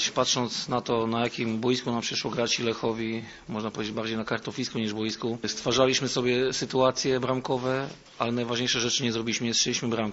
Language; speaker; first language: Polish; native; Polish